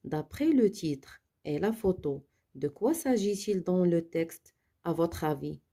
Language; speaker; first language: French; non-native, local second language; Arabic